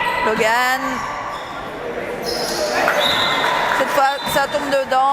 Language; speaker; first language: French; native; French